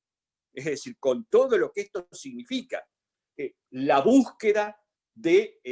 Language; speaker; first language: Spanish; native; Spanish